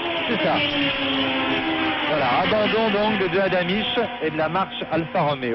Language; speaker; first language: French; native; French